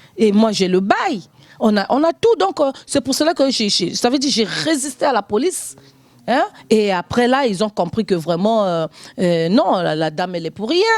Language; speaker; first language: French; non-native, local second language; Lingala